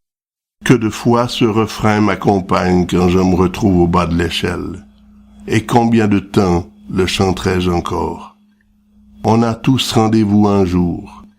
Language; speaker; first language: French; native; French